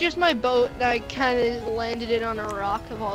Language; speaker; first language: English; native; English